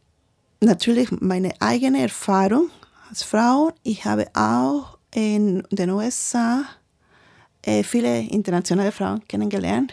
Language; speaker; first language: German; non-native, learner; Spanish